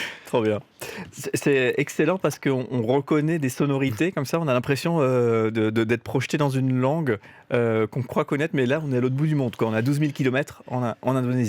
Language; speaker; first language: French; native; French